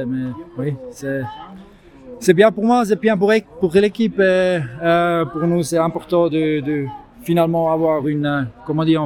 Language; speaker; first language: French; non-native, learner; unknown